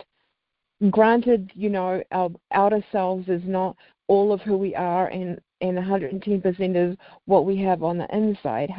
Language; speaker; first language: English; native; English